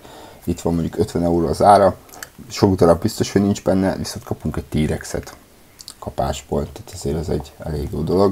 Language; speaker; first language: Hungarian; native; Hungarian